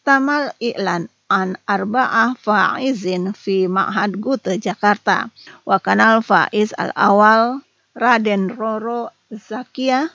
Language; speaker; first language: Arabic; non-native, fluent; Indonesian